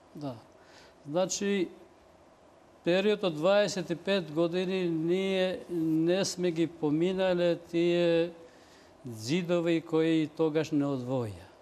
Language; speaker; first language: Macedonian; non-native, local second language; Albanian